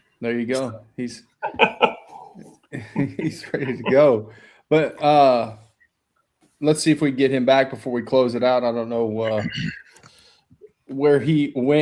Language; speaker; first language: English; native; English